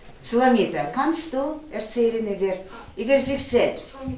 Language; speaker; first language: German; non-native, fluent; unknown